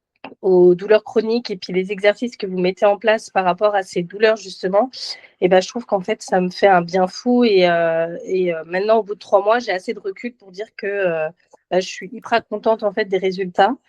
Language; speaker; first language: French; native; French